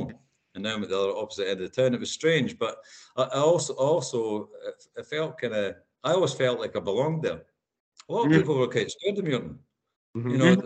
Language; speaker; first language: English; native; English